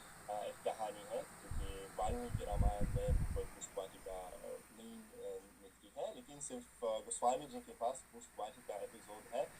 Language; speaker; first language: Hindi; non-native, fluent; Russian